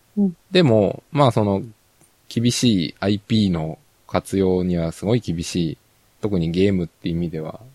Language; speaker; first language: Japanese; native; Japanese